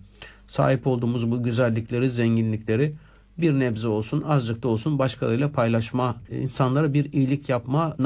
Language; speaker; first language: Turkish; native; Turkish